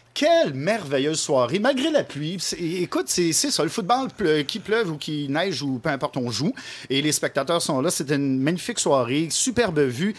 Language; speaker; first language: French; native; French